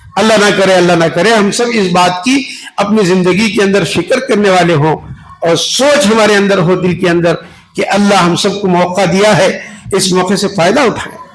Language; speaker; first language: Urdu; native; Urdu